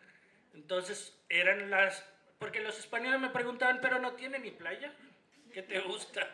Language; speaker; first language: Spanish; non-native, fluent; Hindi